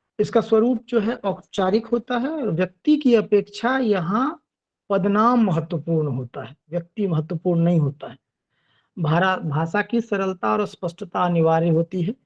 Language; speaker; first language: Hindi; native; Hindi